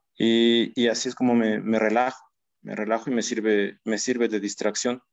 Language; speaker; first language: Spanish; native; Spanish